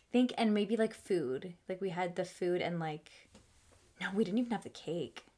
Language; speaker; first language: English; early bilingual, other home language; Spanish